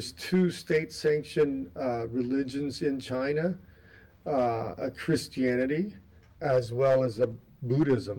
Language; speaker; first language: English; native; English